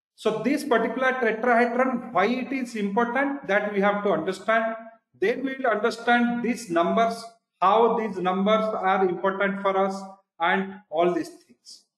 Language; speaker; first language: English; non-native, local second language; Odia